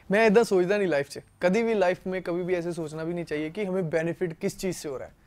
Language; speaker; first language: Hindi; non-native, local second language; Punjabi